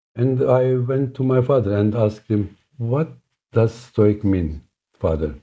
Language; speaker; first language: English; non-native, fluent; Turkish